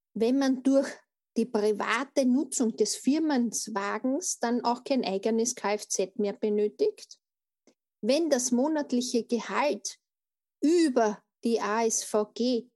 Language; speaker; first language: German; native; German